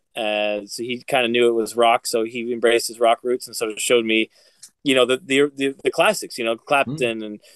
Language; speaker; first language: English; native; English